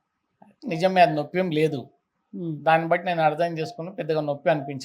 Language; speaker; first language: Telugu; native; Telugu